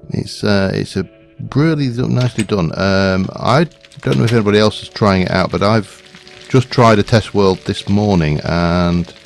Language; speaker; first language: English; native; English